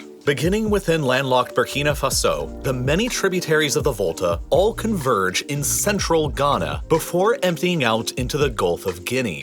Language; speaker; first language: English; native; English